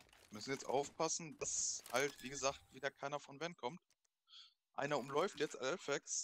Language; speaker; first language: German; native; German